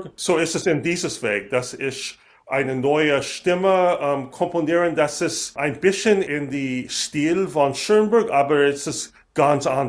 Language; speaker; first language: German; non-native, learner; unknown